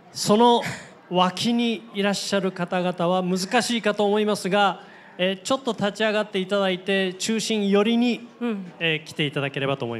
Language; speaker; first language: Japanese; native; Japanese